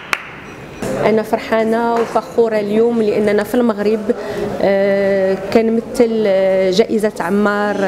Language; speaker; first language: Arabic; native; Arabic